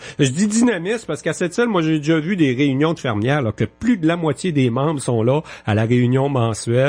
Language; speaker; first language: French; native; French